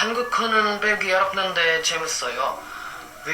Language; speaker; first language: Korean; non-native, learner; Filipino